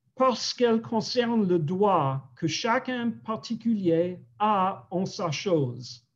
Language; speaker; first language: French; non-native, fluent; English